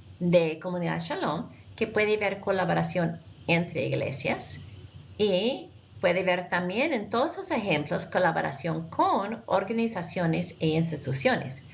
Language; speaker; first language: Spanish; non-native, fluent; English